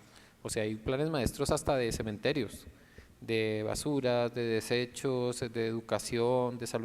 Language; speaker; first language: Spanish; native; Spanish